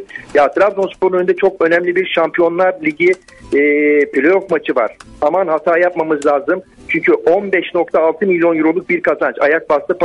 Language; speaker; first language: Turkish; native; Turkish